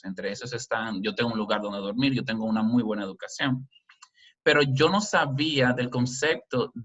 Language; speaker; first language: Spanish; native; Spanish